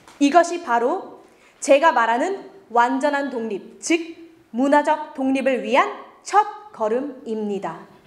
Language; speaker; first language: Korean; early bilingual, other home language; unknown